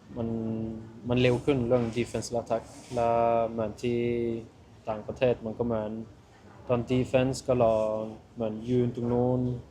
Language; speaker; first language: Thai; early bilingual, heritage; Thai